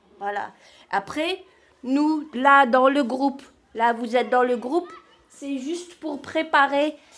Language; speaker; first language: French; non-native, local second language; Kabyle